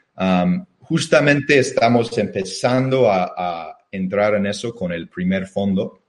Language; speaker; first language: Spanish; non-native, fluent; English